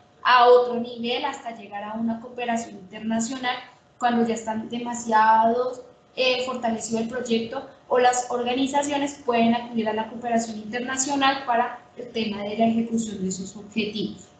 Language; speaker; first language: Spanish; native; Spanish